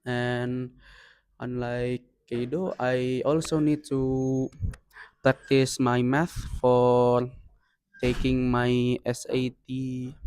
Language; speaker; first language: English; non-native, learner; Indonesian